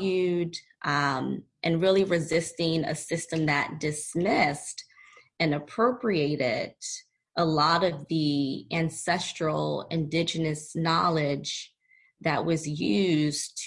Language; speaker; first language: English; native; English